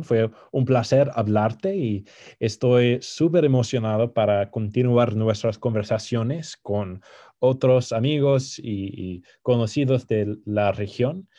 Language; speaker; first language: Spanish; non-native, fluent; English